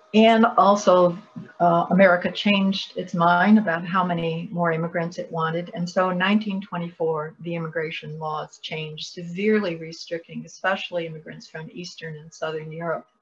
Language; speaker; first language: English; native; English